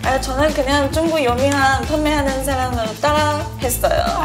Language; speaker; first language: Korean; non-native, learner; Chinese